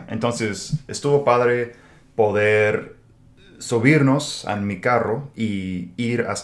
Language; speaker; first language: Spanish; non-native, fluent; English